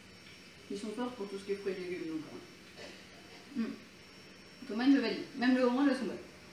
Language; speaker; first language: French; native; French